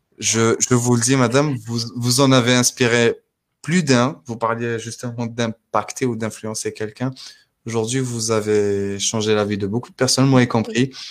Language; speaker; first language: French; non-native, local second language; Arabic